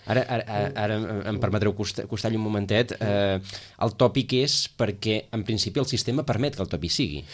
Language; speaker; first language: Catalan; native; Catalan